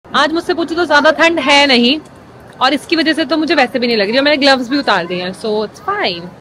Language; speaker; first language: Hindi; native; Hindi